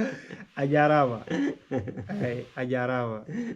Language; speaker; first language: Spanish; non-native, fluent; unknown